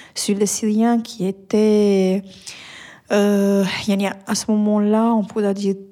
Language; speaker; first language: French; non-native, fluent; Arabic